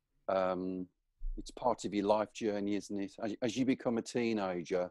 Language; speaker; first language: English; native; English